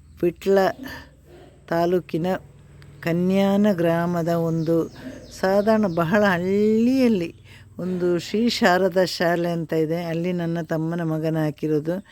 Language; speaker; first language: Kannada; native; Kannada